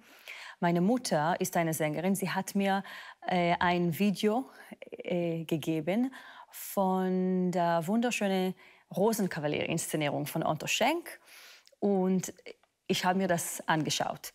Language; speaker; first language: German; non-native, fluent; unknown